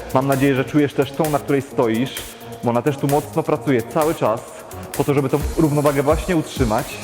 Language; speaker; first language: Polish; native; Polish